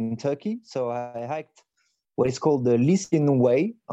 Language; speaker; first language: English; non-native, fluent; French